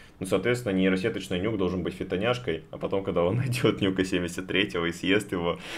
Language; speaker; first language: Russian; native; Russian